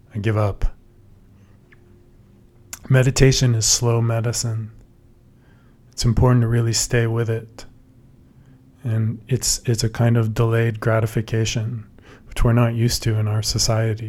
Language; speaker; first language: English; native; English